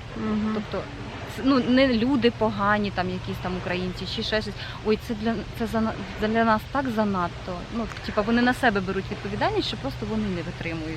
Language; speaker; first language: Ukrainian; native; Ukrainian